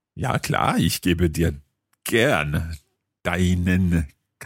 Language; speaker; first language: German; non-native, fluent; English